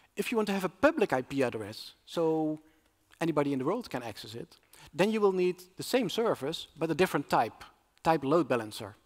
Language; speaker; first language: English; non-native, fluent; Dutch